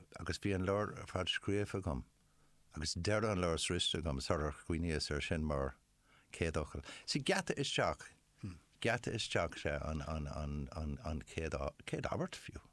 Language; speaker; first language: Irish; non-native, local second language; English